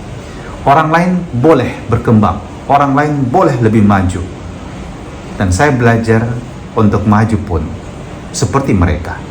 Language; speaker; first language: Indonesian; native; Indonesian